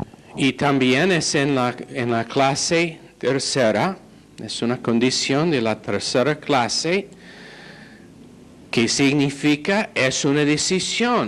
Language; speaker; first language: Spanish; non-native, fluent; English